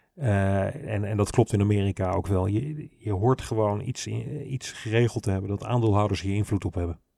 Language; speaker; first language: Dutch; native; Dutch